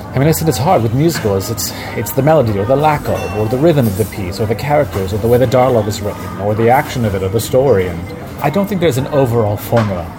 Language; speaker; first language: English; early bilingual, other home language; Arabic